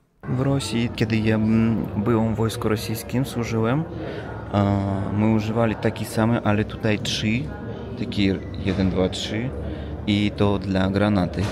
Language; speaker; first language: Polish; non-native, learner; Russian